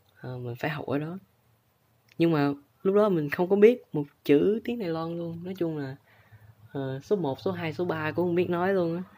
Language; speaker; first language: Vietnamese; native; Vietnamese